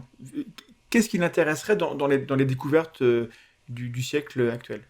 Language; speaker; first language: French; native; French